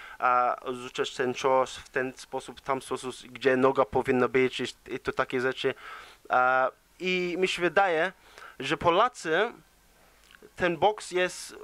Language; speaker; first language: Polish; early bilingual, heritage; English